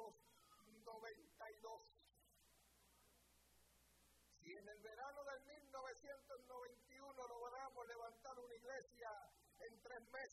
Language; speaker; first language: Spanish; early bilingual, heritage; Spanish